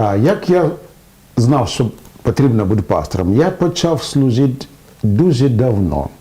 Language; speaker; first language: Ukrainian; non-native, fluent; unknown